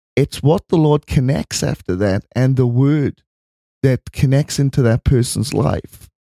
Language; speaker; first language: English; native; English